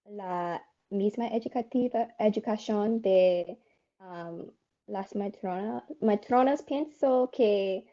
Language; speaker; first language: Spanish; non-native, learner; English